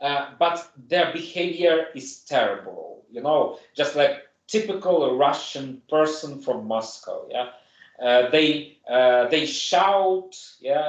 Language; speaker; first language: English; non-native, fluent; German